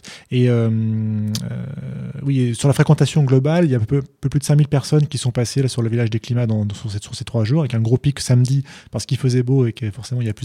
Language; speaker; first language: French; native; French